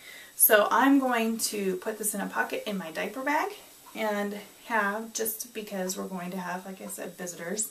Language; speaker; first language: English; native; English